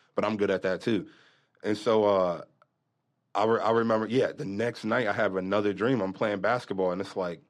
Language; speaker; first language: English; native; English